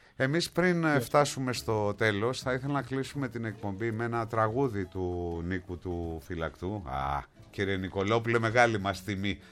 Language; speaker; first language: Greek; native; Greek